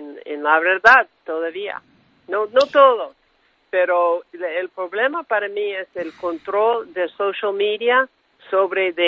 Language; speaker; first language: Spanish; non-native, fluent; English